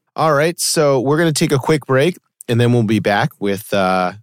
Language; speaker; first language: English; native; English